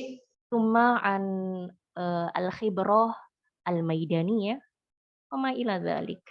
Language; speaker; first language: Arabic; non-native, fluent; Indonesian